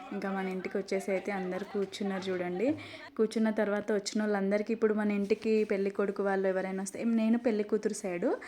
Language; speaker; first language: Telugu; non-native, local second language; Lambadi